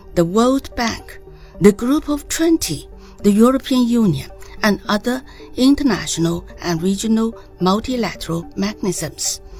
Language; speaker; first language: English; non-native, fluent; Chinese